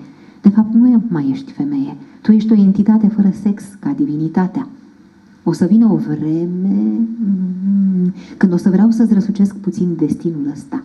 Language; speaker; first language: Romanian; native; Romanian